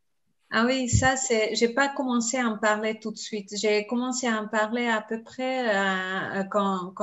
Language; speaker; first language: French; non-native, fluent; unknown